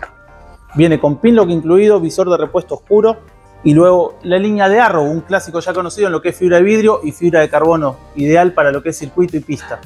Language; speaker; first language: Spanish; native; Spanish